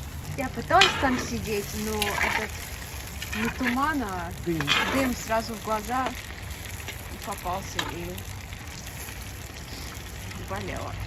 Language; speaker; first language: Russian; early bilingual, heritage; Russian